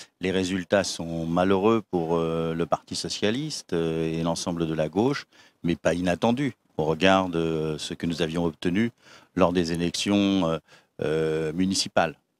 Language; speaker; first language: French; native; French